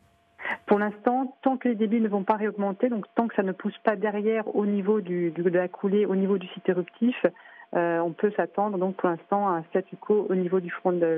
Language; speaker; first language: French; native; French